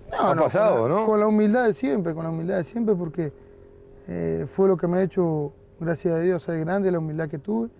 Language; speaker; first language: Spanish; native; Spanish